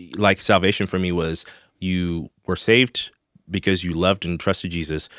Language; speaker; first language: English; non-native, local second language; Shona